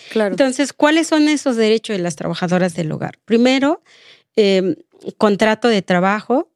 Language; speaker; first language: Spanish; non-native, local second language; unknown